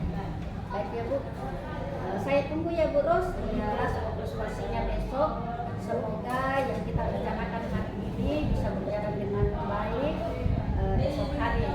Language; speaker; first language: Indonesian; native; Indonesian